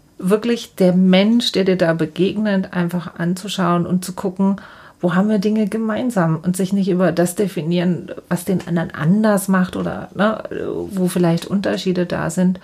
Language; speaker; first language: German; native; German